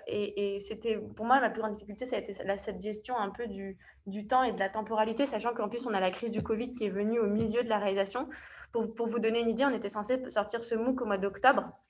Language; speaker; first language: French; native; French